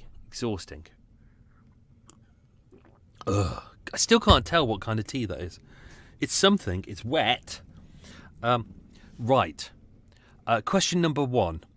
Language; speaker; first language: English; native; English